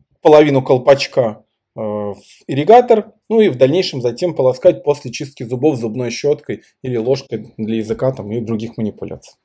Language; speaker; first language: Russian; native; Russian